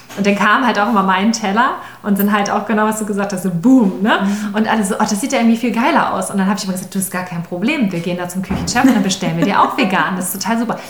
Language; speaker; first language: German; native; German